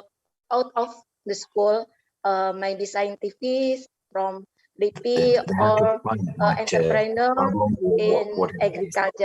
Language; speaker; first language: English; non-native, learner; Indonesian